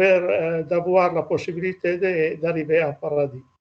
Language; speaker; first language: French; non-native, learner; Italian